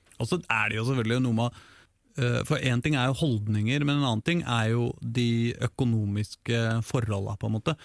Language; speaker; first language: Norwegian; native; Norwegian